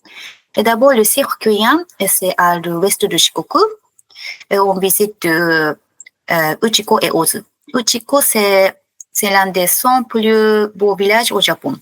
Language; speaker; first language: French; non-native, fluent; Japanese